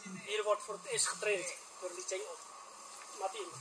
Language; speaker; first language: Dutch; non-native, fluent; Indonesian